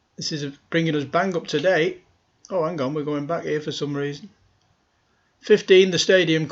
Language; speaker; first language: English; native; English